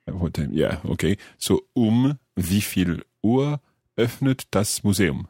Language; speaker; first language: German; non-native, learner; English